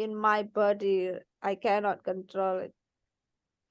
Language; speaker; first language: English; non-native, learner; Indonesian